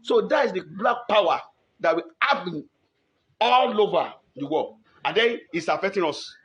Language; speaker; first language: English; non-native, local second language; Yoruba